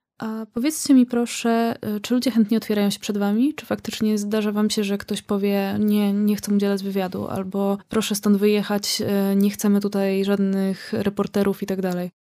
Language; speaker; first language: Polish; native; Polish